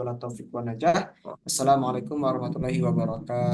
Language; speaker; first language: Arabic; non-native, fluent; Indonesian